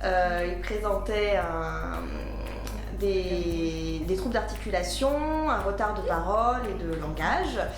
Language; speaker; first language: French; native; French